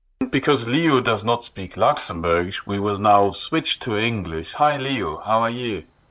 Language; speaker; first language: English; non-native, fluent; Luxembourgish